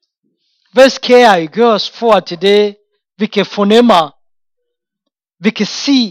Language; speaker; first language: Danish; non-native, fluent; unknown